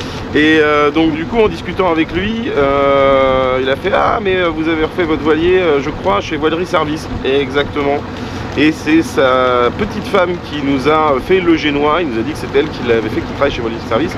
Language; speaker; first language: French; native; French